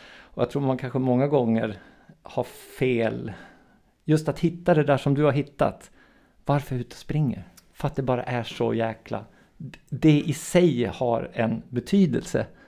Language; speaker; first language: Swedish; native; Swedish